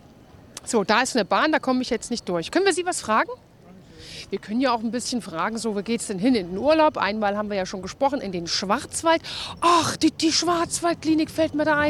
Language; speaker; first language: German; native; German